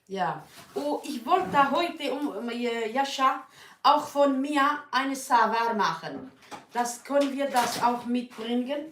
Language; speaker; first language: German; non-native, learner; Kurdish